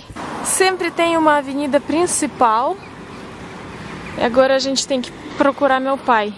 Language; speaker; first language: Portuguese; non-native, fluent; Russian